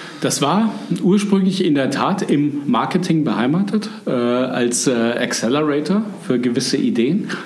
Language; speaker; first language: German; native; German